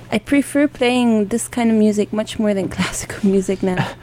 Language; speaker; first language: English; non-native, fluent; German